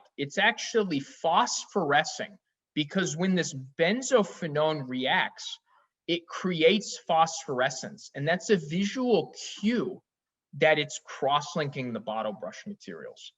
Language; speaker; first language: English; native; English